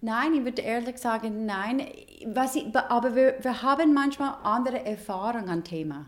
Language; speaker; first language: German; non-native, learner; English